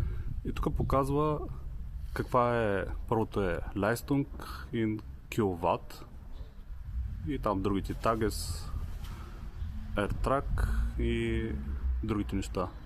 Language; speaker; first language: Bulgarian; native; Bulgarian